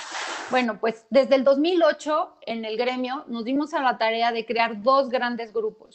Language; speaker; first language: Spanish; native; Spanish